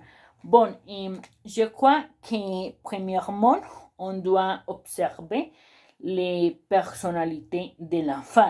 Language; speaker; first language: French; non-native, learner; Spanish